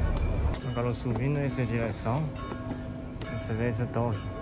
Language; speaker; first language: Portuguese; non-native, fluent; Chinese